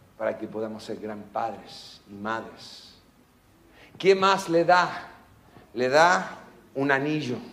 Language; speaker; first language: Spanish; non-native, local second language; English